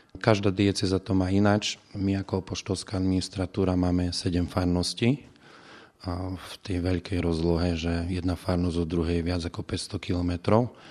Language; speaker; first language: Slovak; native; Slovak